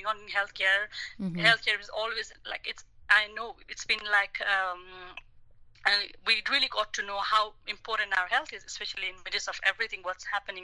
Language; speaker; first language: English; non-native, local second language; Nepali